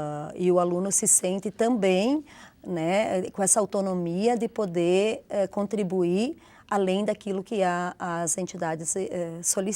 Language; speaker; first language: Portuguese; native; Portuguese